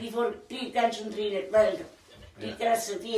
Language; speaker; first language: English; non-native, learner; Italian